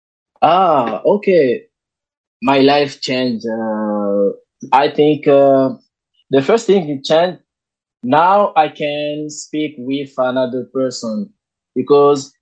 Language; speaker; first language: English; non-native, learner; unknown